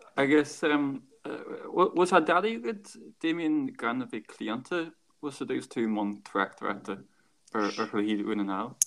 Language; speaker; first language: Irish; native; Irish